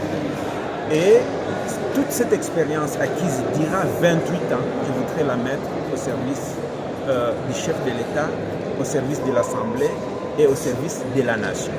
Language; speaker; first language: French; non-native, local second language; Swahili